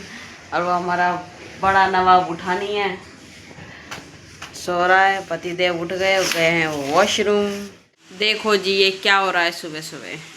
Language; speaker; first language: Hindi; native; Hindi